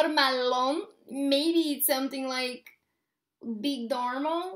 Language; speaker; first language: English; non-native, fluent; Portuguese